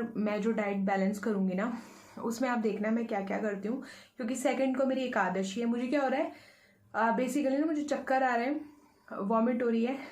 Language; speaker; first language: Hindi; native; Hindi